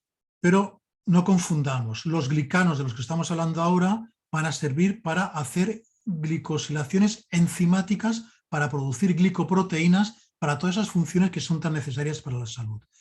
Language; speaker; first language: Spanish; native; Spanish